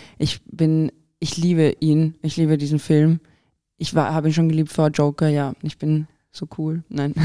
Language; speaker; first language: German; early bilingual, other home language; Croatian